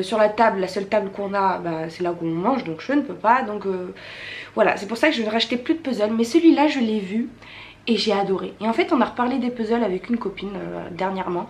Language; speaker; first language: French; native; French